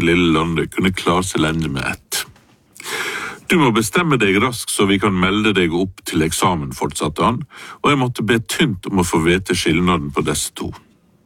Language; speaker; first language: Norwegian; non-native, fluent; English